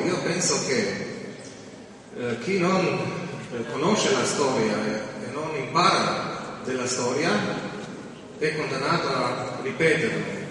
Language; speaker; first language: Italian; non-native, learner; Slovenian